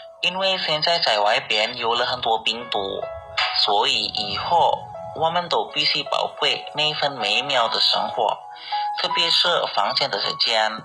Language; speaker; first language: Chinese; non-native, learner; Indonesian